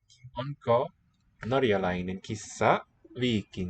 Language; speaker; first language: Finnish; non-native, learner; English